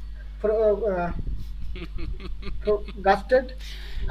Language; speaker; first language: English; non-native, learner; Hindi